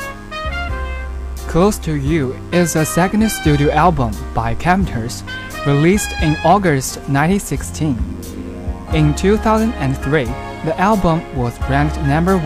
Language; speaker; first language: English; non-native, fluent; Chinese